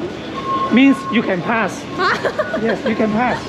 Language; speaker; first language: English; non-native, local second language; Cantonese